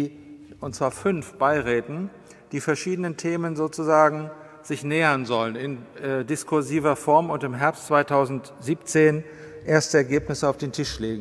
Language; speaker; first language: German; native; German